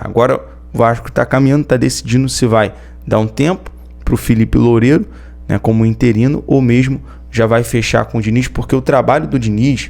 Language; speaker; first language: Portuguese; native; Portuguese